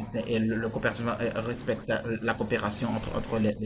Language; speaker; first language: French; non-native, fluent; Portuguese